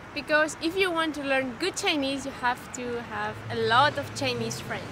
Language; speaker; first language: English; non-native, fluent; Greek